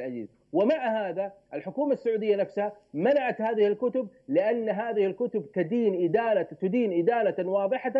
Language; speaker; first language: Arabic; native; Arabic